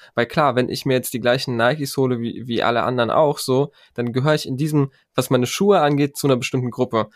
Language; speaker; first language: German; native; German